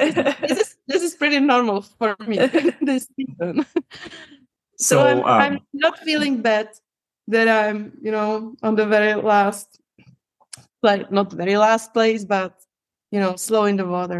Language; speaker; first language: English; non-native, fluent; Czech